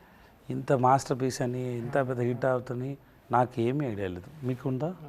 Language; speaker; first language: Telugu; non-native, learner; Tamil